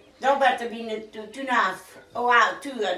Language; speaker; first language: English; non-native, learner; Italian